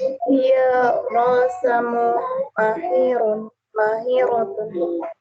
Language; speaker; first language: Arabic; non-native, learner; Indonesian